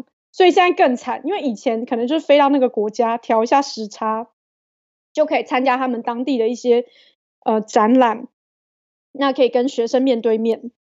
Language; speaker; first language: Chinese; native; Chinese